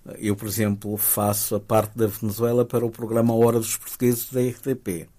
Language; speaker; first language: Portuguese; early bilingual, other home language; Spanish